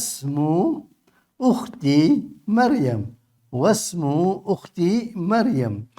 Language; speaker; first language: Arabic; non-native, fluent; English